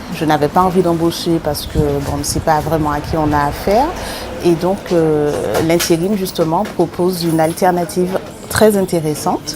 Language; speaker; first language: French; native; French